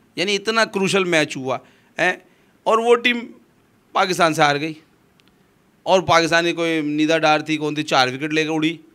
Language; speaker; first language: Urdu; non-native, local second language; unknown